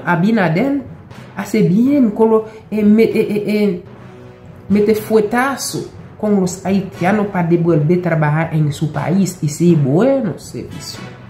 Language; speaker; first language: Spanish; non-native, local second language; Haitian Creole